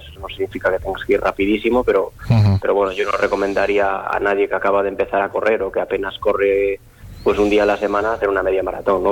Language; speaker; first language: Spanish; native; Spanish